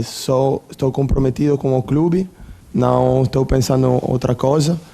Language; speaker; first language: Portuguese; non-native, fluent; Italian